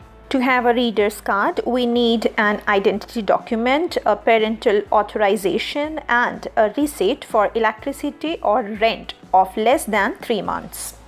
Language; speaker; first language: English; non-native, local second language; Hindi